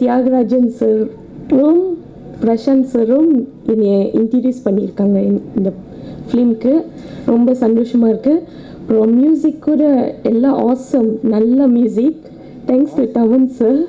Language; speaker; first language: Tamil; non-native, learner; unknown